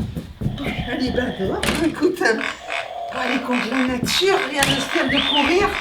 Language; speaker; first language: French; native; French